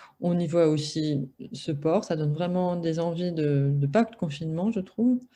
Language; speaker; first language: French; native; French